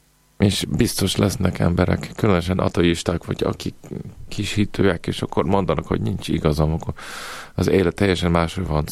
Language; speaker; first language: Hungarian; non-native, fluent; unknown